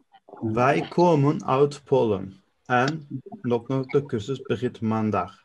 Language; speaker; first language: Dutch; non-native, fluent; Turkish